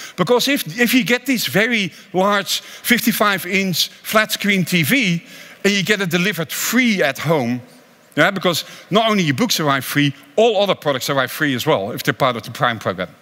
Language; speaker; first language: English; non-native, fluent; Dutch